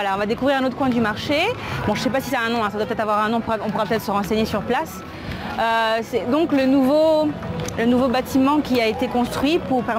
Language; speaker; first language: French; native; French